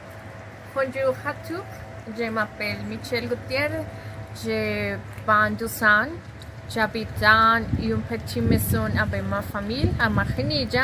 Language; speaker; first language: French; non-native, learner; Spanish